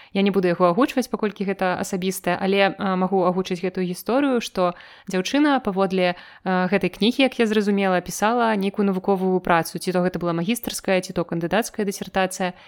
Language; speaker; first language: Belarusian; non-native, local second language; Russian